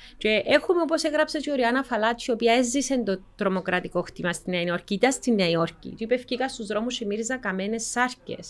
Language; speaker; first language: Greek; native; Greek